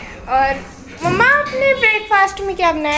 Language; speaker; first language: Hindi; native; Hindi